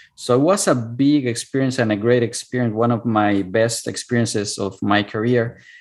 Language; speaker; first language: English; non-native, fluent; Spanish